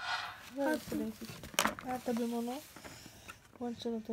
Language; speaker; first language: Japanese; non-native, learner; Portuguese